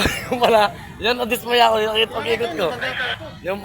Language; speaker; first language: Filipino; native; Filipino